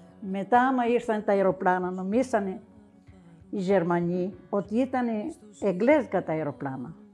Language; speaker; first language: Greek; native; Greek